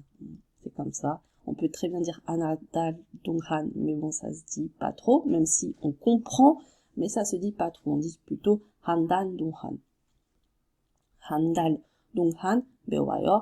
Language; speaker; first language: French; native; French